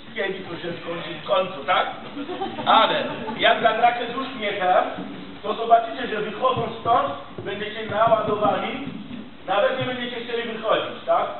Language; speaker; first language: Polish; non-native, fluent; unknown